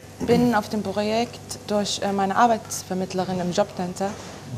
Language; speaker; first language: German; early bilingual, other home language; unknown